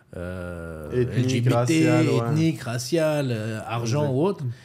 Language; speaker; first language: French; native; French